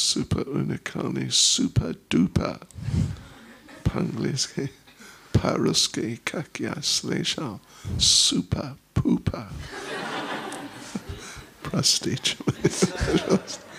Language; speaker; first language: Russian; non-native, learner; English